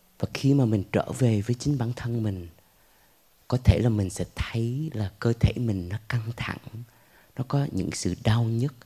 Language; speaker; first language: Vietnamese; early bilingual, heritage; Vietnamese